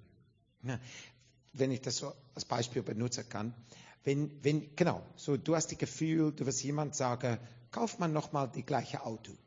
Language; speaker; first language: German; non-native, fluent; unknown